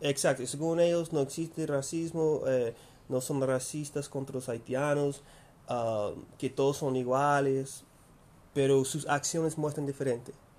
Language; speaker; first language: Spanish; non-native, fluent; English